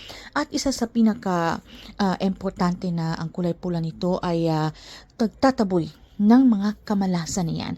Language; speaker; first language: Filipino; native; Filipino